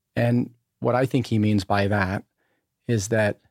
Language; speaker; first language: English; native; English